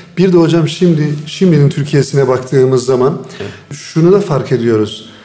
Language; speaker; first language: Turkish; native; Turkish